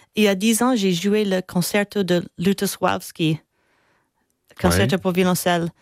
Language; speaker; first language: French; non-native, fluent; English